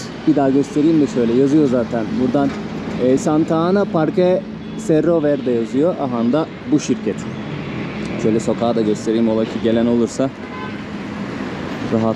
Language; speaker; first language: Turkish; native; Turkish